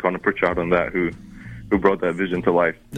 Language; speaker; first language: English; non-native, local second language; Arabic